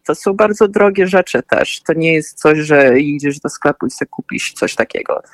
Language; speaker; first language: Polish; early bilingual, heritage; Polish